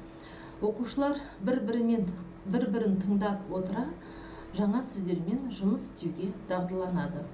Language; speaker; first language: Kazakh; native; Kazakh